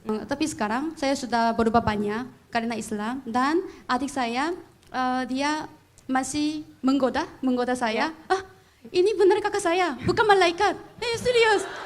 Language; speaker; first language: Indonesian; non-native, fluent; Korean